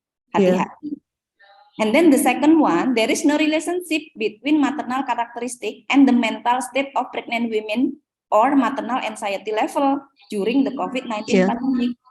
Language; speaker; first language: English; non-native, fluent; Indonesian